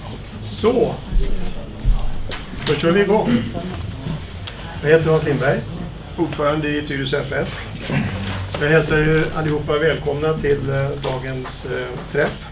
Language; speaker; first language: Swedish; native; Swedish